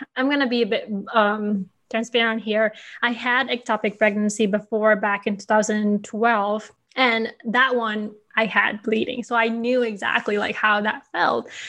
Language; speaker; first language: English; non-native, fluent; Indonesian